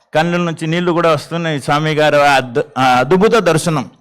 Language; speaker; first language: Telugu; non-native, local second language; Hindi